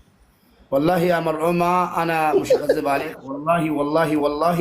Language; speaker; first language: Arabic; non-native, learner; Oromo